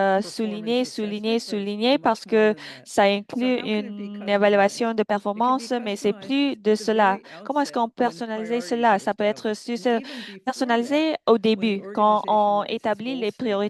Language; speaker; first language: French; non-native, fluent; English